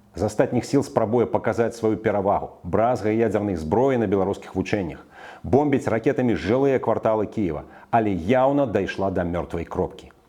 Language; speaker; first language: Belarusian; native; Belarusian